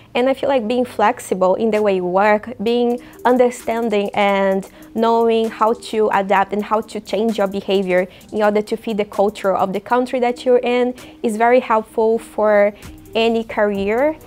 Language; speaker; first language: English; non-native, fluent; Portuguese